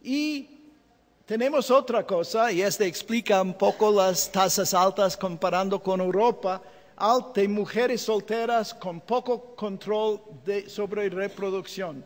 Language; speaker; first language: Spanish; non-native, fluent; English